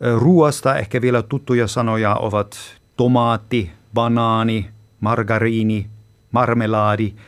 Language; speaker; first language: Finnish; non-native, fluent; German